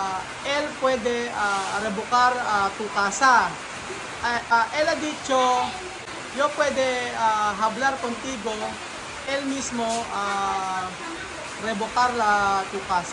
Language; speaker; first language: Spanish; non-native, learner; Filipino